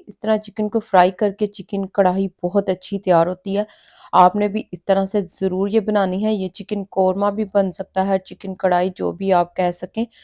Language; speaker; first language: Urdu; native; Urdu